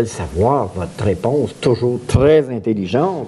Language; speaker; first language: French; native; French